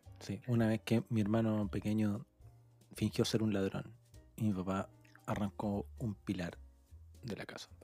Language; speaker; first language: Spanish; native; Spanish